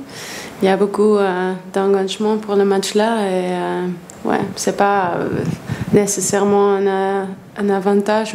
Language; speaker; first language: French; non-native, fluent; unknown